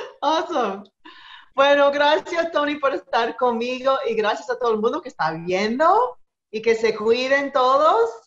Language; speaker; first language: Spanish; early bilingual, heritage; Spanish